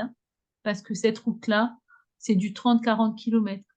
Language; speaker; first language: French; native; French